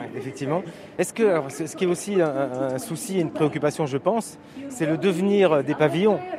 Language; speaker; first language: French; native; French